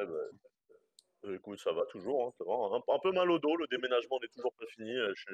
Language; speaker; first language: French; native; French